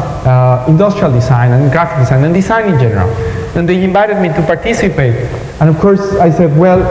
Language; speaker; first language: English; non-native, fluent; Spanish